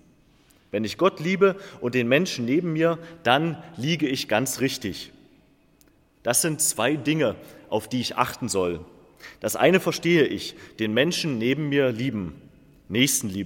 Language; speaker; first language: German; native; German